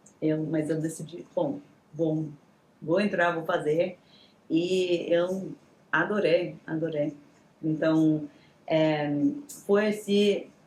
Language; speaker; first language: Portuguese; non-native, fluent; English